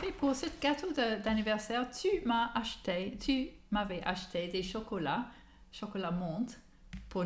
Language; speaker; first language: French; non-native, learner; English